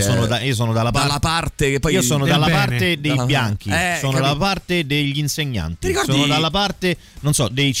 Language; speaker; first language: Italian; native; Italian